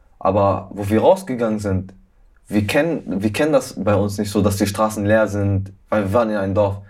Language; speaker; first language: German; early bilingual, other home language; Arabic